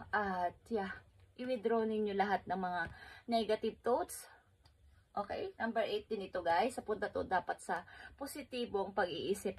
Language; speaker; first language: Filipino; native; Filipino